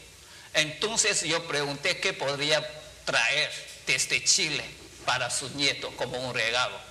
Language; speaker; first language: Spanish; non-native, fluent; Chinese